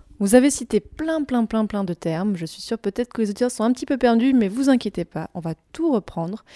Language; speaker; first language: French; native; French